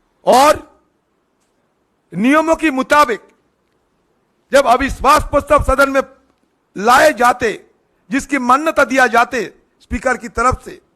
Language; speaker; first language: Hindi; non-native, local second language; Bangla